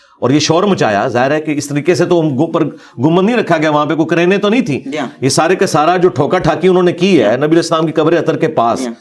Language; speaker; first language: Urdu; non-native, local second language; Punjabi